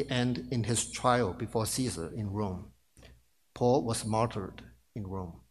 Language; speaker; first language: English; non-native, local second language; Cantonese